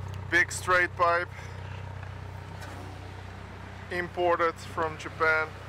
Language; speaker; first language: English; non-native, fluent; Dutch